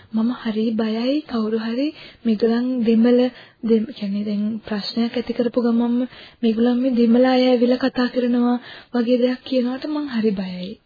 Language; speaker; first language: Sinhala; non-native, local second language; Tamil